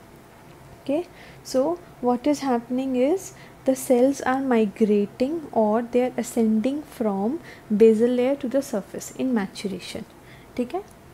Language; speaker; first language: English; non-native, local second language; Hindi